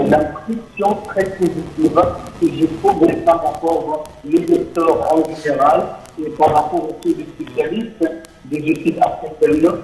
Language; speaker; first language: French; non-native, fluent; Arabic